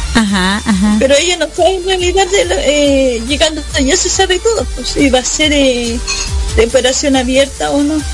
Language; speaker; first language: Spanish; native; Spanish